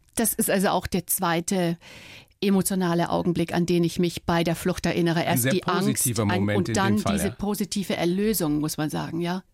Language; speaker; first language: German; native; German